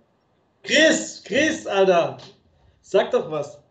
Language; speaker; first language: German; native; German